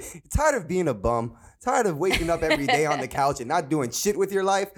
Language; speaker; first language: English; native; English